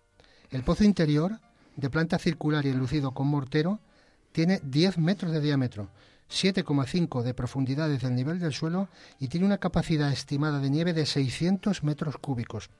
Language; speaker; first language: Spanish; native; Spanish